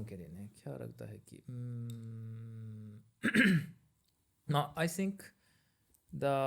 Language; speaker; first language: Hindi; non-native, learner; Japanese